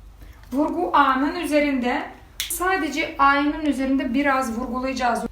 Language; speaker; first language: Turkish; non-native, fluent; Russian